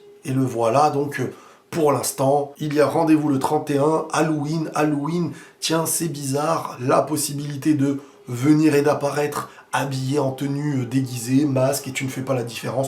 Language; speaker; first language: French; native; French